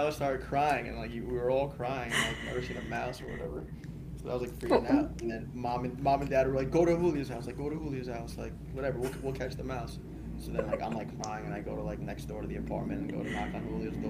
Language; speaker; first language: English; native; English